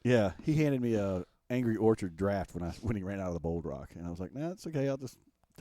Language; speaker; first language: English; native; English